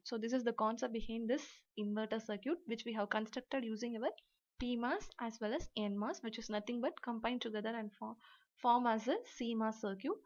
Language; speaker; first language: English; non-native, local second language; Tamil